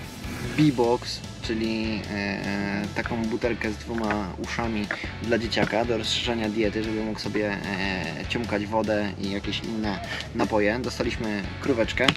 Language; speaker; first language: Polish; native; Polish